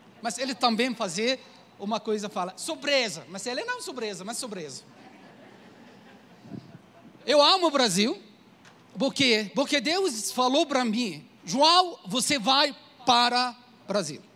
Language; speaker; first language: Portuguese; non-native, learner; Arabic